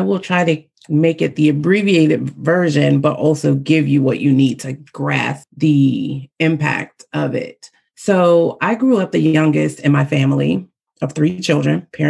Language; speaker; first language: English; native; English